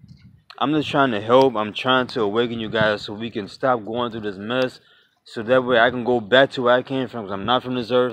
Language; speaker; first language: English; native; English